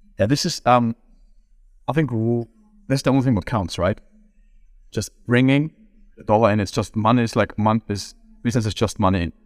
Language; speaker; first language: English; non-native, fluent; German